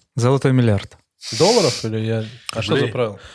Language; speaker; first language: Russian; non-native, local second language; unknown